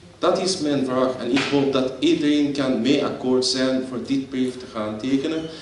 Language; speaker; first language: Dutch; non-native, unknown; Arabic